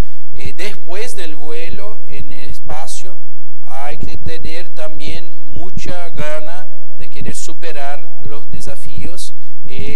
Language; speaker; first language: Spanish; non-native, fluent; Portuguese